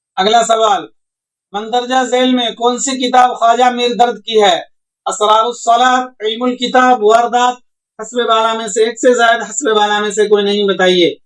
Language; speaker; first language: Urdu; native; Urdu